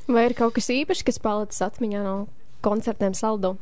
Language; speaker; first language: Latvian; native; Latvian